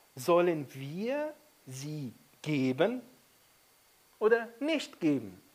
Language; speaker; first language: German; non-native, fluent; Arabic